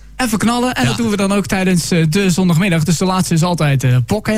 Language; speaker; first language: Dutch; native; Dutch